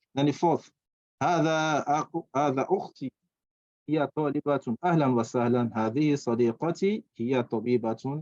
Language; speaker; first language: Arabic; non-native, fluent; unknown